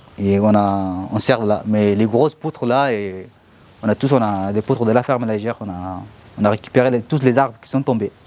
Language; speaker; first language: French; non-native, learner; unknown